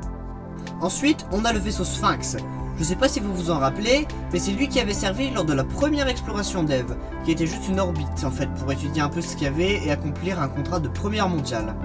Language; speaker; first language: French; native; French